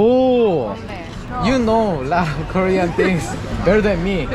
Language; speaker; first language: English; non-native, learner; Korean